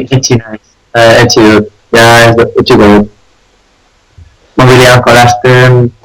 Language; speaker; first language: Basque; non-native, local second language; Spanish